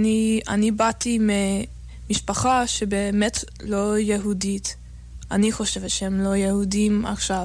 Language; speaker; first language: Hebrew; non-native, learner; English